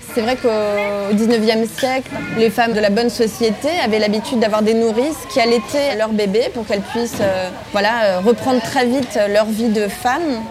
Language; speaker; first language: French; native; French